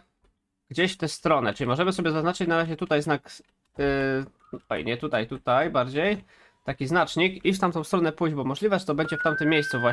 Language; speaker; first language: Polish; native; Polish